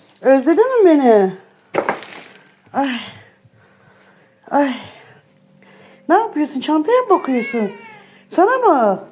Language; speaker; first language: Turkish; native; Turkish